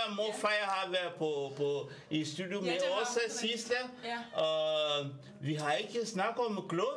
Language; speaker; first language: Danish; non-native, fluent; French